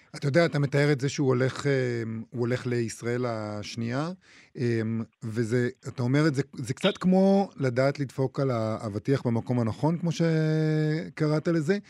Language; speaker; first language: Hebrew; native; Hebrew